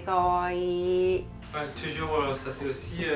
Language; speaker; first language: French; non-native, learner; Japanese